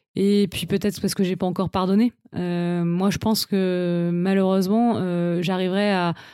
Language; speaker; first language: French; native; French